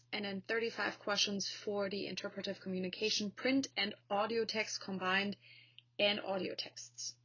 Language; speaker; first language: English; non-native, fluent; German